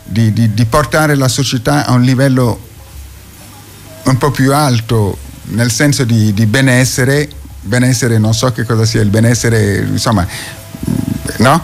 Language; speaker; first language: Italian; non-native, fluent; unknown